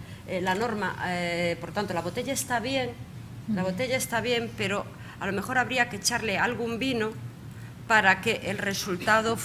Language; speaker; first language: Spanish; native; Spanish